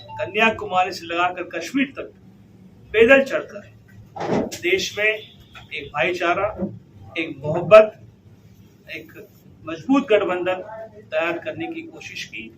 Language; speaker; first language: Hindi; native; Hindi